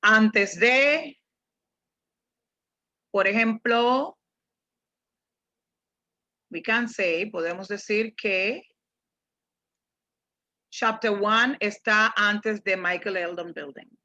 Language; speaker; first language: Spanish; non-native, fluent; English